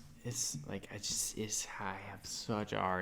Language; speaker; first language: English; native; English